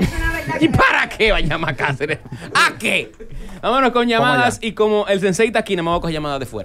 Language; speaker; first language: Spanish; native; Spanish